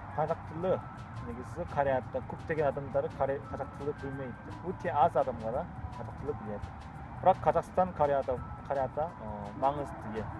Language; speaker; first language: Kazakh; non-native, learner; Korean